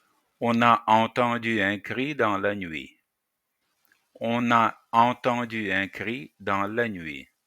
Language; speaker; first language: French; non-native, fluent; Russian